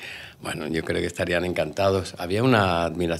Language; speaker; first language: Spanish; native; Spanish